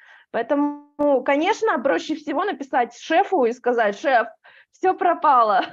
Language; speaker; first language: Russian; native; Russian